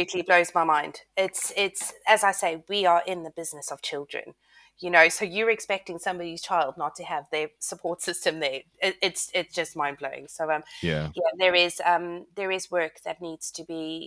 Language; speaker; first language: English; native; English